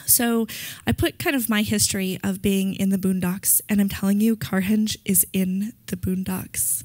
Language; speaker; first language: English; native; English